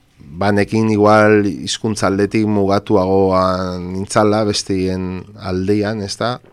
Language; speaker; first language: Basque; non-native, local second language; Spanish